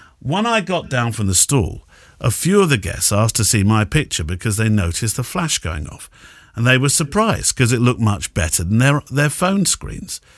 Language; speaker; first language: English; native; English